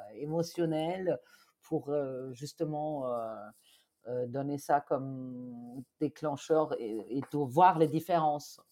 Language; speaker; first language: French; non-native, fluent; German